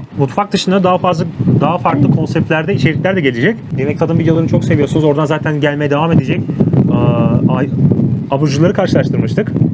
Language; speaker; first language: Turkish; native; Turkish